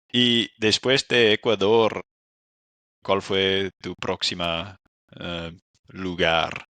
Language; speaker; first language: Spanish; non-native, fluent; English